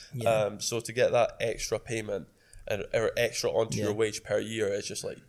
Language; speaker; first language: English; native; English